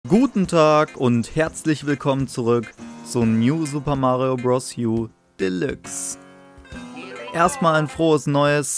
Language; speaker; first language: German; native; German